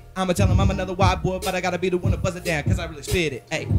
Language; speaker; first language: English; native; English